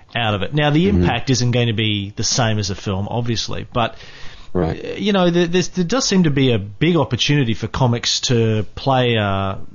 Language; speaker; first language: English; native; English